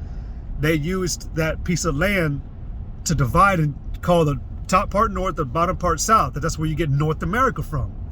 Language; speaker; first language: English; native; English